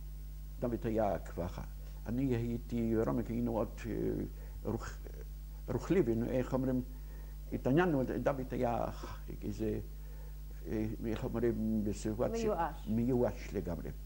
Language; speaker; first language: Hebrew; non-native, fluent; Yiddish